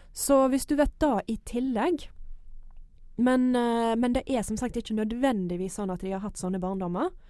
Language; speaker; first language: Norwegian; non-native, fluent; English